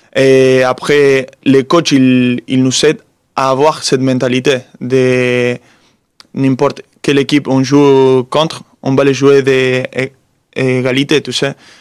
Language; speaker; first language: French; non-native, fluent; Spanish